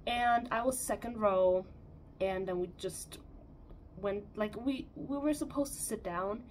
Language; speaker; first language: English; non-native, fluent; German